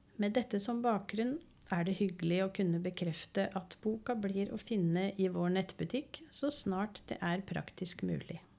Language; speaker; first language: Norwegian; native; Norwegian